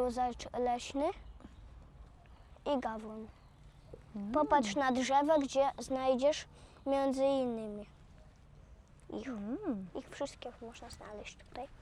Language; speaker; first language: Polish; early bilingual, other home language; Russian